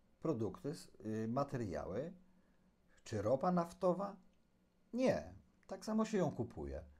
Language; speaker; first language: Polish; native; Polish